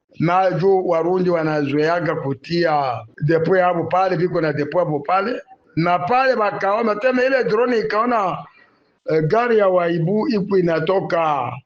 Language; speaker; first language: Swahili; native; Swahili